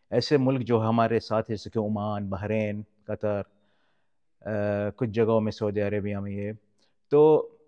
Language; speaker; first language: Urdu; non-native, fluent; Arabic